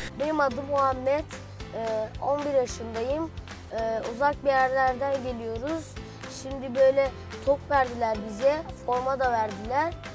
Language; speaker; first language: Turkish; early bilingual, other home language; Arabic